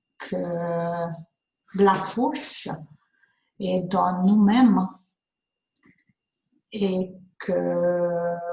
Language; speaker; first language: French; non-native, learner; Hungarian